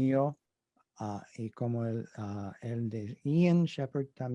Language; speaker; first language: Spanish; non-native, fluent; English